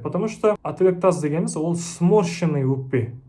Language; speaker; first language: Russian; non-native, local second language; Kazakh